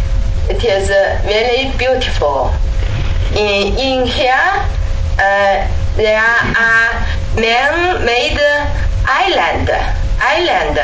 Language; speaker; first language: English; non-native, learner; Chinese